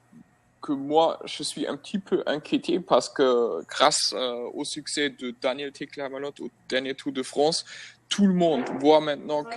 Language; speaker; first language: French; non-native, fluent; German